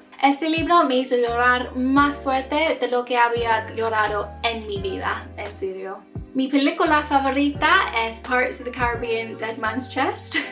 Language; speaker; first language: Spanish; non-native, learner; English